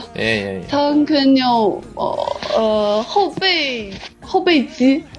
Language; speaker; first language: Korean; non-native, learner; Chinese